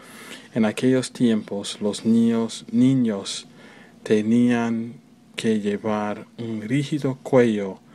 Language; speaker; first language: Spanish; non-native, learner; English